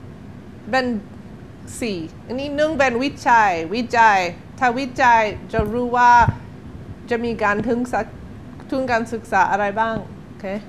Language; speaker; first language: Thai; non-native, learner; English